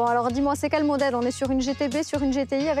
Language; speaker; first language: French; native; French